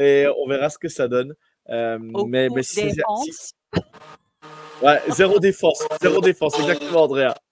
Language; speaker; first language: French; native; French